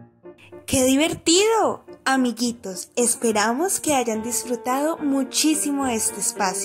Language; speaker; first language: Spanish; native; Spanish